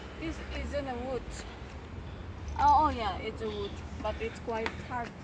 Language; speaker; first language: English; non-native, learner; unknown